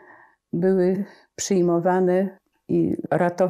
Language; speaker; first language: Polish; native; Polish